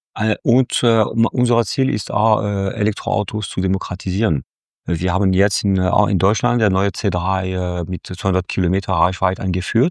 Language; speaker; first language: German; non-native, fluent; French